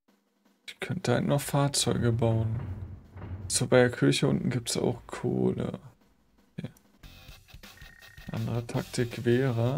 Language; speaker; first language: German; native; German